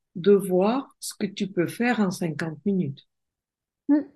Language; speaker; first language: French; non-native, fluent; Russian